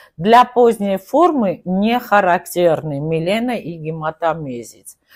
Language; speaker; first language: Russian; non-native, local second language; Armenian